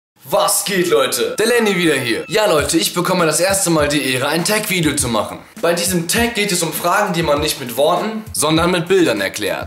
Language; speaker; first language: German; native; German